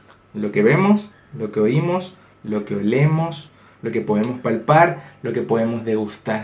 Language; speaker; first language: Spanish; native; Spanish